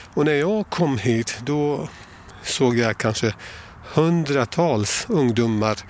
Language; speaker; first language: Swedish; non-native, fluent; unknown